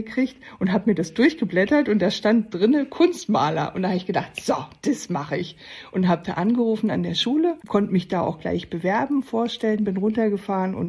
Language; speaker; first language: German; native; German